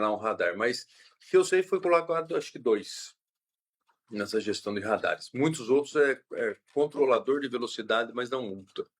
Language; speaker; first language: Portuguese; native; Portuguese